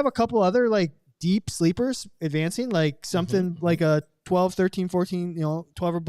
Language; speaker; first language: English; native; English